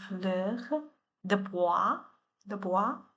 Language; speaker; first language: French; non-native, learner; Chinese